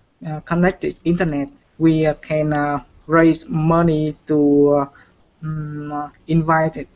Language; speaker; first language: English; non-native, learner; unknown